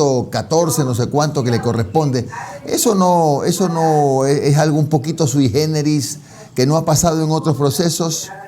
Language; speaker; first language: Spanish; native; Spanish